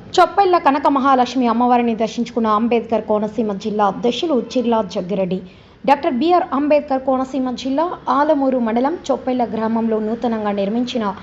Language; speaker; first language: Telugu; native; Telugu